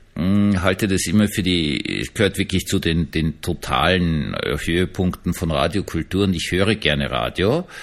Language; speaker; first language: German; native; German